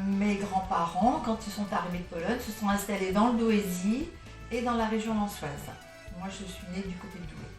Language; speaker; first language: French; native; French